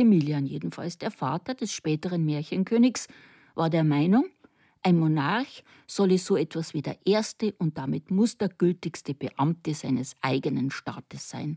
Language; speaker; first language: German; native; German